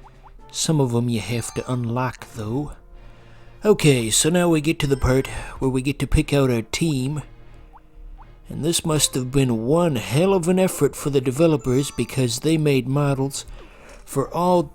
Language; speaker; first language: English; native; English